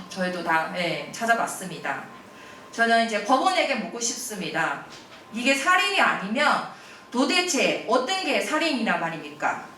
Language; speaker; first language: Korean; non-native, fluent; Chinese